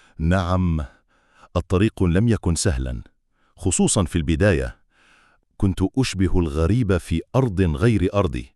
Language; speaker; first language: Arabic; non-native, fluent; Turkish